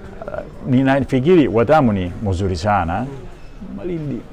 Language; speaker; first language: Swahili; non-native, learner; Italian